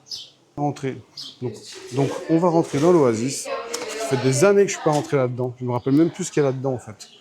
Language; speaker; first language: French; native; French